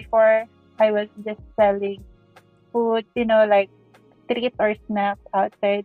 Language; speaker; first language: English; non-native, local second language; Filipino